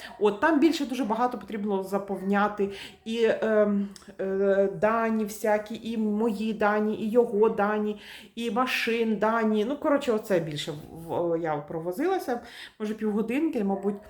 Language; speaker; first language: Ukrainian; native; Ukrainian